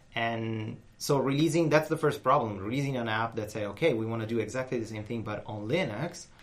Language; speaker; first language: English; non-native, fluent; Italian